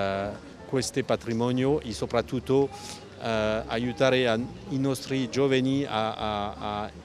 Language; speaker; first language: Italian; non-native, fluent; French